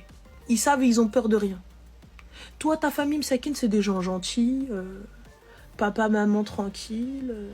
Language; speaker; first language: French; native; French